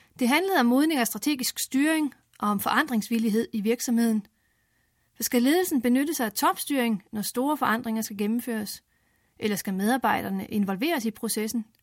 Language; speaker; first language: Danish; native; Danish